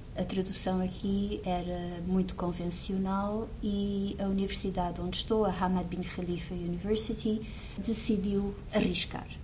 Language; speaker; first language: Portuguese; early bilingual, heritage; Portuguese